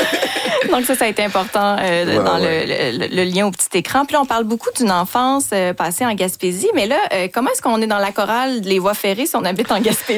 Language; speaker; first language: French; native; French